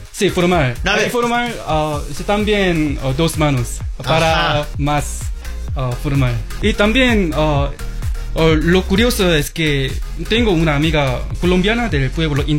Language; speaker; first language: Spanish; non-native, learner; Korean